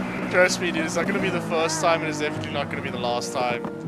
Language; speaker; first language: English; non-native, local second language; Afrikaans